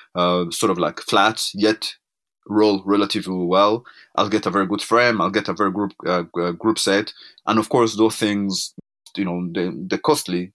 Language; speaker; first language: English; non-native, local second language; Kinyarwanda